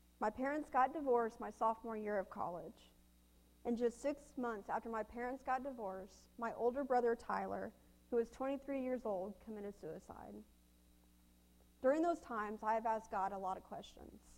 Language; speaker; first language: English; native; English